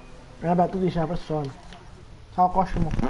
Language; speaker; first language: Italian; native; Italian